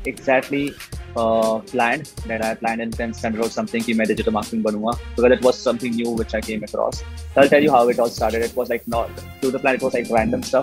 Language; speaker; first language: English; non-native, local second language; Marathi